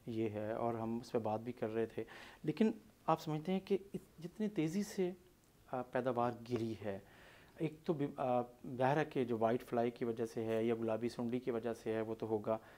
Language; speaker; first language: Urdu; non-native, local second language; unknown